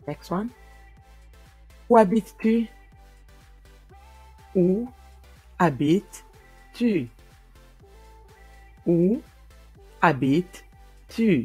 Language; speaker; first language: French; non-native, fluent; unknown